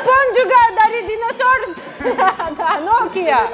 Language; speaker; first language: Indonesian; non-native, learner; Russian